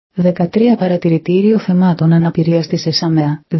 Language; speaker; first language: Greek; native; Greek